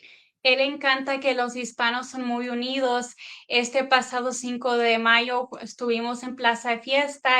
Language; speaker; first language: Spanish; early bilingual, heritage; Spanish